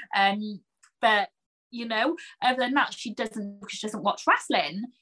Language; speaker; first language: English; native; English